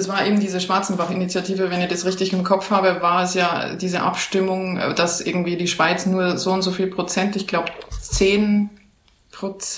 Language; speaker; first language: German; native; German